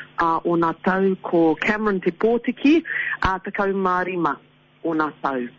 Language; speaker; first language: Māori; non-native, local second language; English